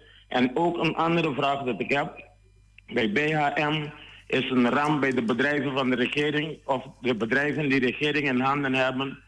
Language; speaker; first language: Dutch; non-native, local second language; Papiamento